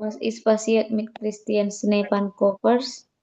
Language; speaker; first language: German; non-native, learner; Indonesian